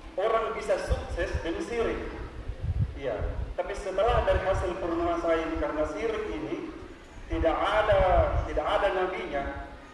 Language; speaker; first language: Indonesian; native; Indonesian